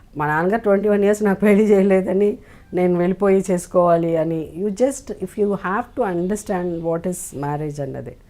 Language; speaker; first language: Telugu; native; Telugu